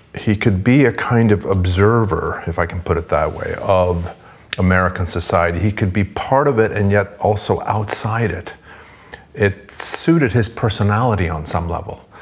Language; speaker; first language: English; non-native, fluent; Swedish